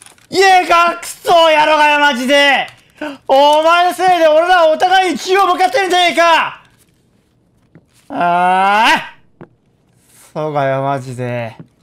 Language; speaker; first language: Japanese; non-native, fluent; Korean